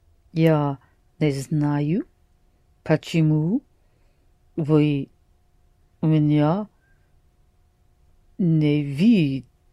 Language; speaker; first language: Russian; non-native, learner; English